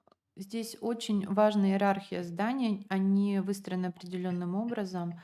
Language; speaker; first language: Russian; native; Russian